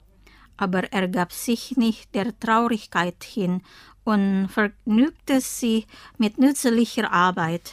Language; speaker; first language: German; non-native, fluent; Indonesian